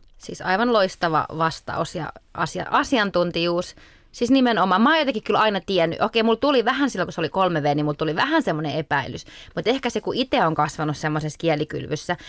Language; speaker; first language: Finnish; early bilingual, other home language; Arabic